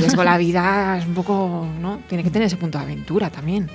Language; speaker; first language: Spanish; native; Spanish